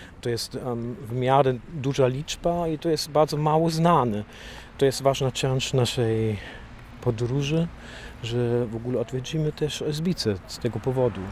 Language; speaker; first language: Polish; non-native, fluent; German